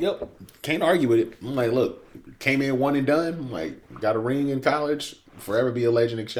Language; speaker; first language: English; native; English